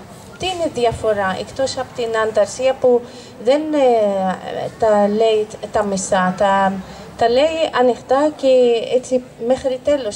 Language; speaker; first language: Greek; non-native, fluent; Arabic